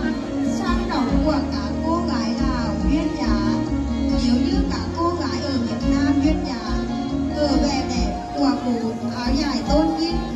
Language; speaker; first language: Vietnamese; native; Vietnamese